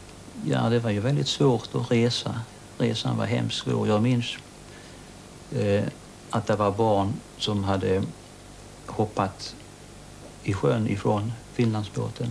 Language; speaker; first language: Swedish; early bilingual, other home language; Finnish